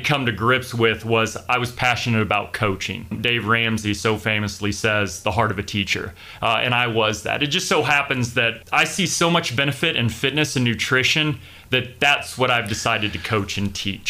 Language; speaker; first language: English; native; English